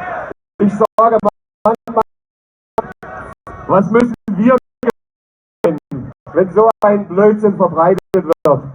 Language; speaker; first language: German; native; German